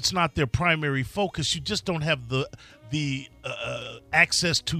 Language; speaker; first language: English; native; English